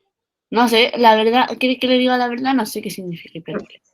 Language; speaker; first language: Spanish; native; Spanish